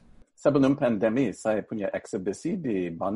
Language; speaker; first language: Indonesian; non-native, learner; English